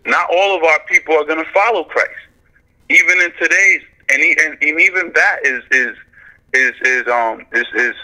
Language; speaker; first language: English; native; English